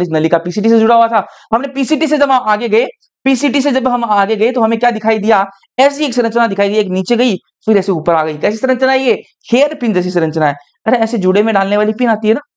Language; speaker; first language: Hindi; native; Hindi